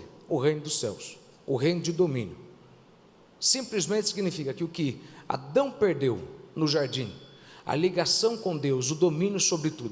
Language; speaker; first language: Portuguese; native; Portuguese